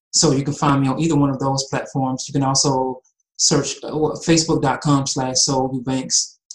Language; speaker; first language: English; native; English